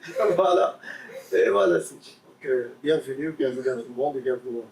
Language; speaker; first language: French; non-native, local second language; Arabic